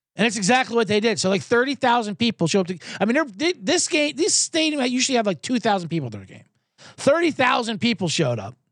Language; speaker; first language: English; native; English